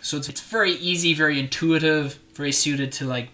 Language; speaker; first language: English; native; English